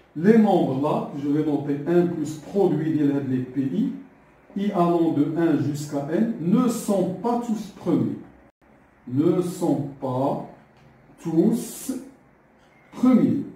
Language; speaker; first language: French; non-native, local second language; Arabic